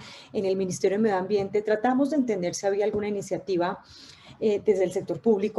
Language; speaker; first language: Spanish; native; Spanish